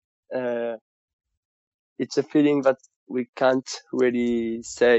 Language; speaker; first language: English; non-native, fluent; French